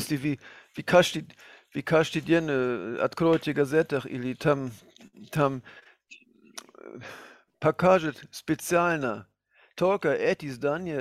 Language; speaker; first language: Russian; non-native, fluent; German